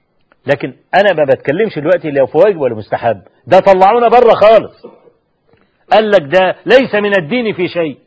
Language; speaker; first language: Arabic; native; Arabic